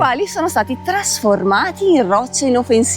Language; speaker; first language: Italian; native; Italian